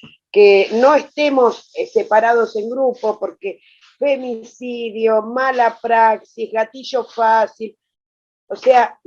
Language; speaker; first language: Spanish; native; Spanish